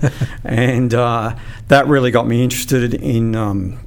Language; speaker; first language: English; native; English